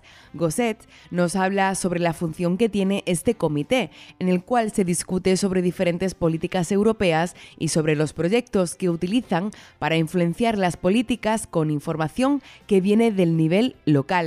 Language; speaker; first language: Spanish; native; Spanish